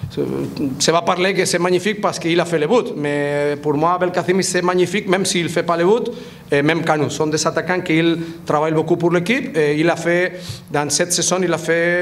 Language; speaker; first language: French; non-native, fluent; Spanish